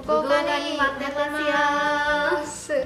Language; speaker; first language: Japanese; non-native, learner; Burmese